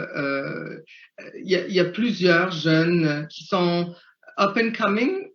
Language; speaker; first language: French; early bilingual, other home language; Haitian Creole